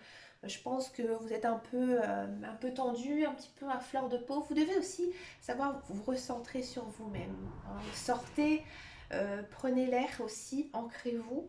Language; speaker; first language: French; native; French